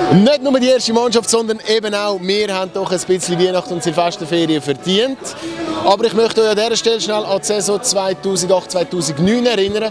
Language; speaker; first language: German; native; German